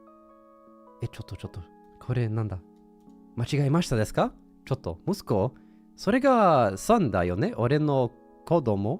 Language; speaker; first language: Japanese; non-native, learner; English